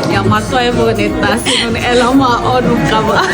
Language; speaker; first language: Finnish; non-native, learner; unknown